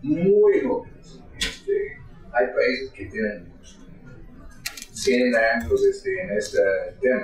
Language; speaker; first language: Spanish; non-native, fluent; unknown